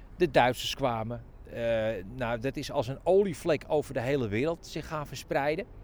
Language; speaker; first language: Dutch; native; Dutch